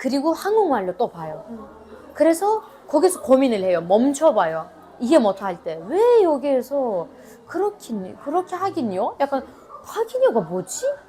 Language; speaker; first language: Korean; non-native, fluent; Turkish